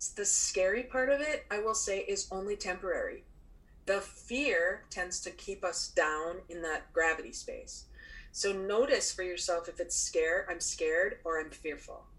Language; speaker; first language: English; native; English